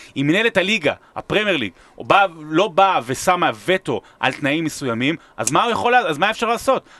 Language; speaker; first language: Hebrew; native; Hebrew